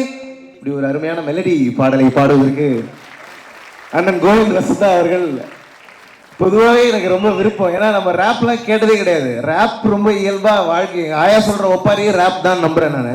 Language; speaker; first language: Tamil; native; Tamil